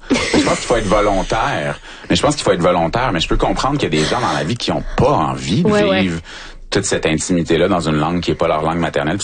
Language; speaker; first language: French; native; French